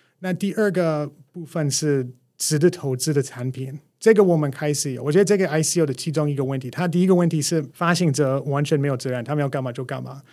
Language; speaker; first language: Chinese; non-native, fluent; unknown